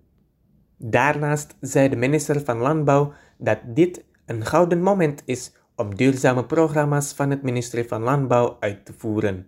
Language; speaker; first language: Dutch; non-native, fluent; Indonesian